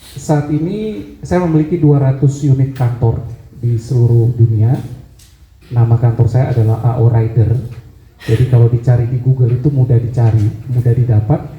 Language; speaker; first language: Indonesian; native; Indonesian